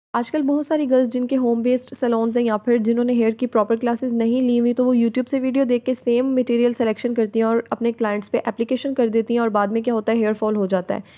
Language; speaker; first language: Urdu; native; Urdu